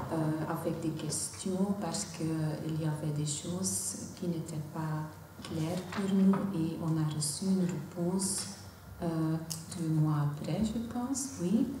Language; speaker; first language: French; non-native, local second language; Dutch